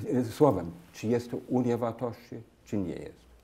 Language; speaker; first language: Polish; non-native, fluent; English